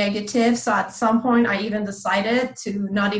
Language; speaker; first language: English; non-native, fluent; Persian